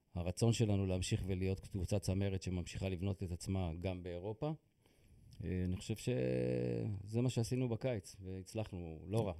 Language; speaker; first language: Hebrew; native; Hebrew